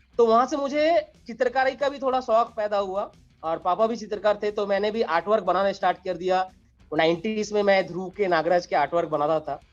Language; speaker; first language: Hindi; non-native, local second language; Bangla